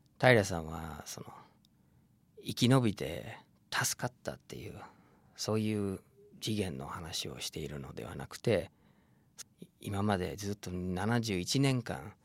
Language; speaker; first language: Japanese; non-native, fluent; English